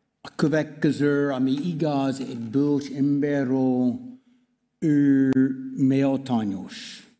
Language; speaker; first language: Hungarian; non-native, learner; English